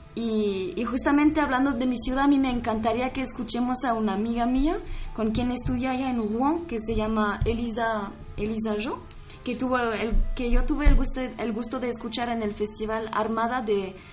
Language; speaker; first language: Spanish; non-native, fluent; French